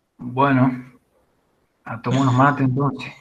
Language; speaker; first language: Spanish; native; Spanish